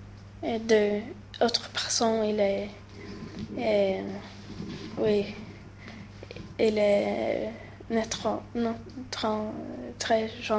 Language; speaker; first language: French; non-native, learner; Swedish